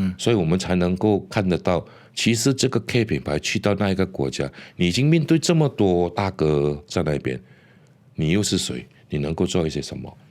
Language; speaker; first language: Chinese; native; Chinese